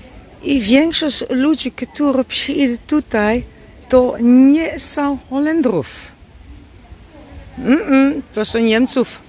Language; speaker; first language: Polish; non-native, learner; Dutch